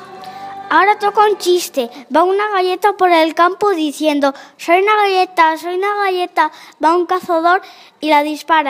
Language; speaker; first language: Spanish; native; Spanish